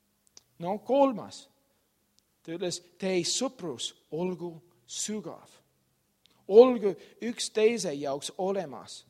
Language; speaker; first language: Estonian; non-native, learner; English